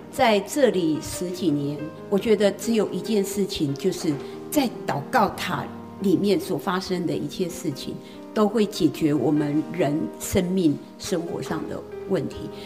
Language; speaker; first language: Chinese; native; Chinese